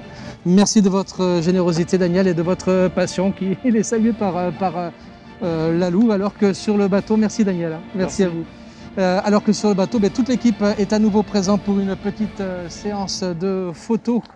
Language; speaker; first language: French; native; French